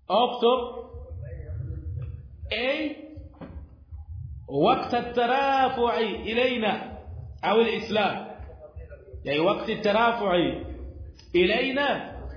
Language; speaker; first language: Arabic; non-native, fluent; Swahili